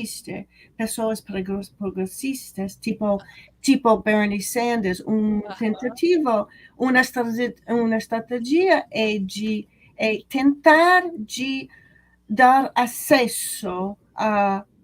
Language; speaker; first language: Portuguese; non-native, learner; English